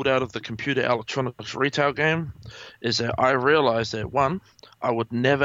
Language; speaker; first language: English; native; English